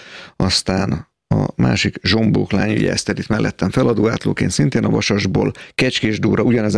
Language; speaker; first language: Hungarian; native; Hungarian